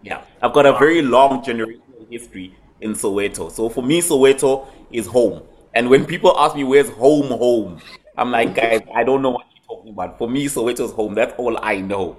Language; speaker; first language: English; native; English